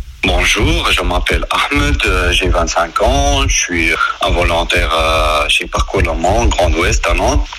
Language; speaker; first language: French; non-native, learner; Arabic